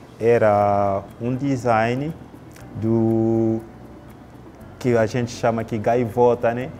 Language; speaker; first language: Portuguese; non-native, fluent; Lingala